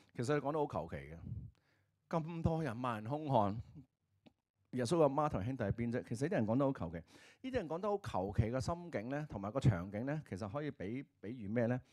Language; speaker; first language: Cantonese; native; Cantonese